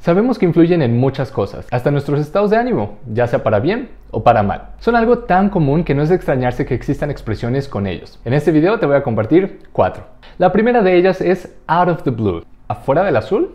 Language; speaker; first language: Spanish; native; Spanish